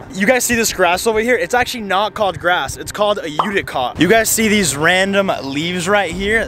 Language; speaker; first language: English; native; English